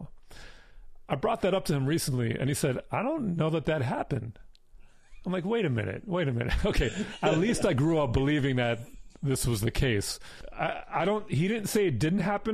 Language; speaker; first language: English; native; English